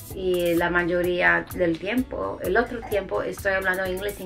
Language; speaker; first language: Spanish; early bilingual, heritage; Spanish